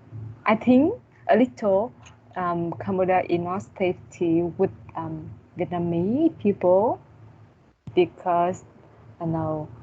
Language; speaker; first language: English; non-native, learner; Vietnamese